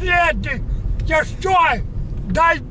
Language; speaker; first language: Russian; native; Russian